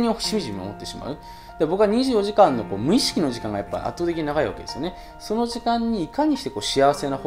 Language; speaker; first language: Japanese; native; Japanese